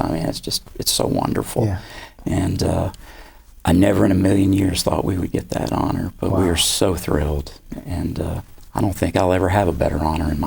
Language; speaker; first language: English; native; English